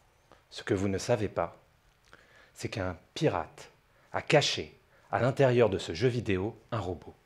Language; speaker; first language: French; native; French